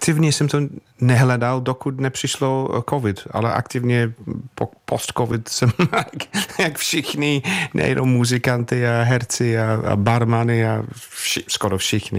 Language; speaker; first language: Czech; non-native, fluent; English